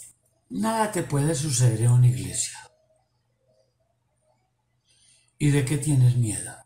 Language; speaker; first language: Spanish; native; Spanish